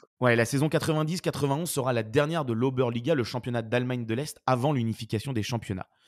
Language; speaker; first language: French; native; French